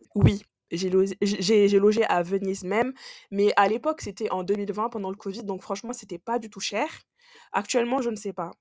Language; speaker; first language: French; non-native, local second language; Wolof